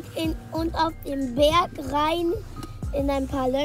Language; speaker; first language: German; early bilingual, other home language; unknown